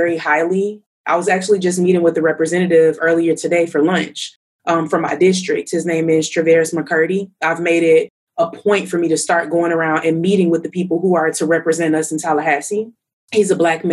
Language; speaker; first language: English; native; English